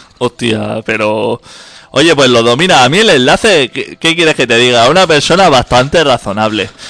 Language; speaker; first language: Spanish; non-native, local second language; Catalan